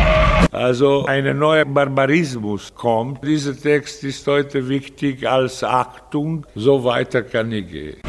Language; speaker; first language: German; non-native, fluent; Italian